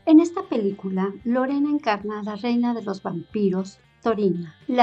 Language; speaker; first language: Spanish; native; Spanish